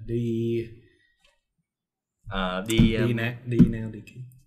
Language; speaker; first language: Vietnamese; non-native, learner; English